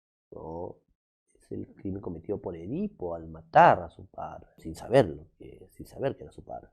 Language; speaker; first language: Spanish; native; Spanish